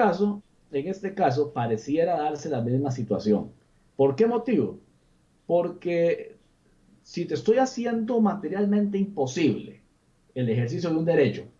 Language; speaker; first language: Spanish; native; Spanish